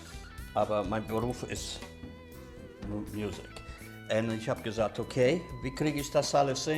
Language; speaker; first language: German; early bilingual, other home language; Italian